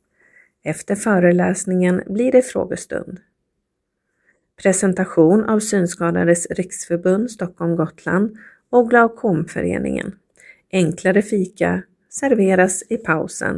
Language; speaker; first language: Swedish; native; Swedish